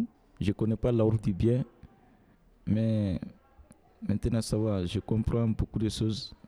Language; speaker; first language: French; non-native, learner; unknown